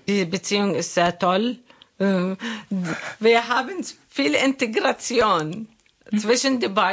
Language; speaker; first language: German; non-native, learner; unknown